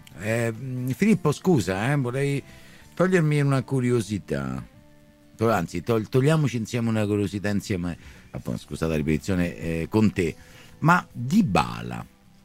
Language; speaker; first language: Italian; native; Italian